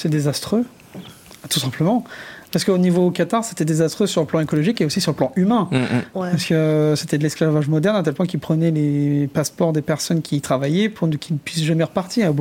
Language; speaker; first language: French; native; French